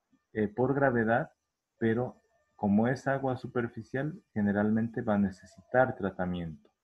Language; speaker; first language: Spanish; native; Spanish